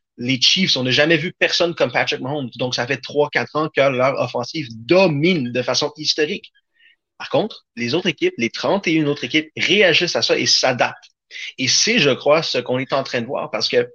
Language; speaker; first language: French; native; French